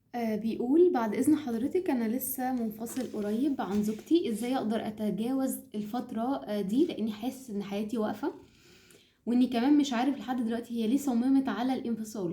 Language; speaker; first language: Arabic; native; Arabic